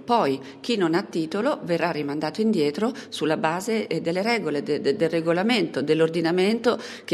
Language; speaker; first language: Italian; native; Italian